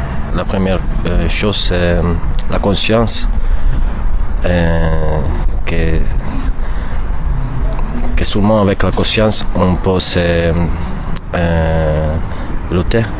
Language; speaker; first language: French; non-native, learner; Italian